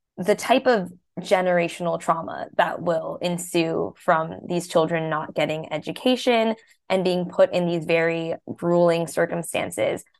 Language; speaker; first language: English; early bilingual, other home language; Hindi